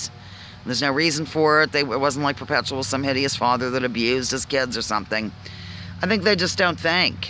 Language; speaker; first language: English; native; English